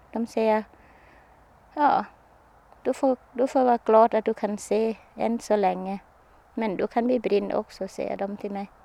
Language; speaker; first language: Swedish; non-native, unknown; Thai